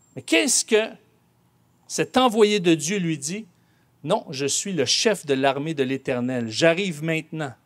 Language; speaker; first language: French; native; French